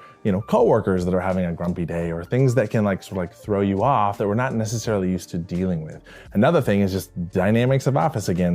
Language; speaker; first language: English; native; English